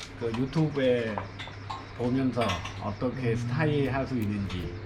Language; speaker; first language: Korean; non-native, learner; Khmer